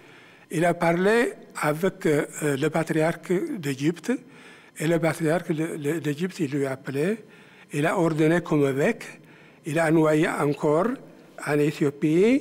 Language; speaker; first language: French; non-native, learner; Amharic